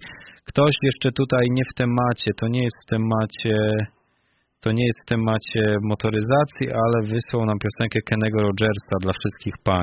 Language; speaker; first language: Polish; native; Polish